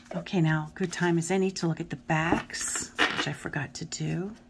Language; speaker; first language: English; native; English